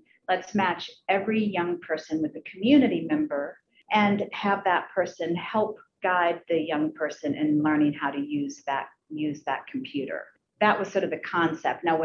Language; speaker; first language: English; native; English